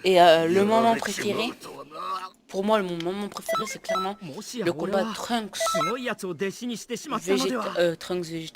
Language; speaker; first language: French; native; French